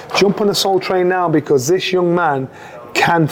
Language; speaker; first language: English; native; English